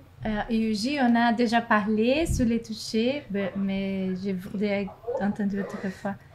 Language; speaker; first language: French; non-native, fluent; Portuguese